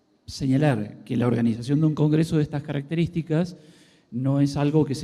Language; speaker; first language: Spanish; native; Spanish